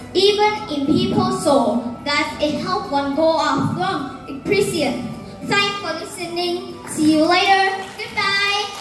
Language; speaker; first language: English; non-native, fluent; Vietnamese